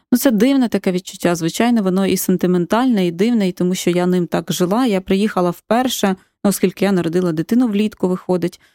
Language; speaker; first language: Ukrainian; native; Ukrainian